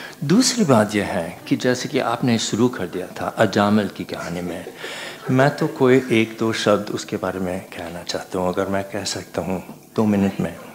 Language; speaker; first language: Hindi; non-native, fluent; English